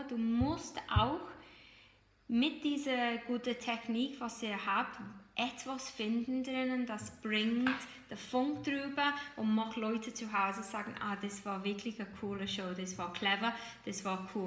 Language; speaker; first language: German; non-native, fluent; English